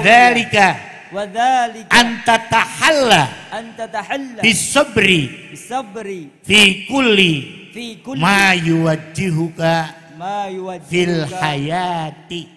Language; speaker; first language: Arabic; non-native, fluent; Javanese